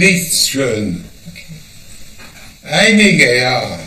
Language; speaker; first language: German; non-native, fluent; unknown